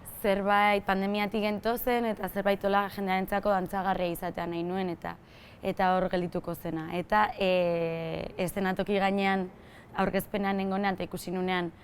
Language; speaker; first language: Basque; native; Basque